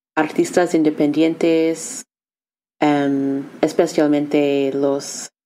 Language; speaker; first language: Spanish; non-native, learner; English